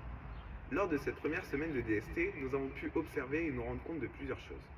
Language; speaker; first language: French; native; French